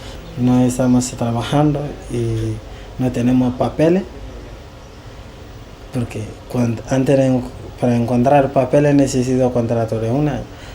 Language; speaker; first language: Spanish; non-native, learner; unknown